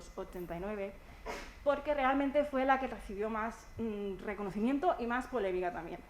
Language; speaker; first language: Spanish; native; Spanish